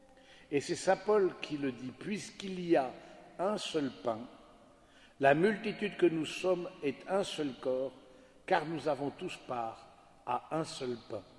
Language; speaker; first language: French; native; French